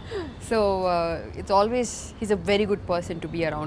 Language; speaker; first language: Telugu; non-native, learner; Tamil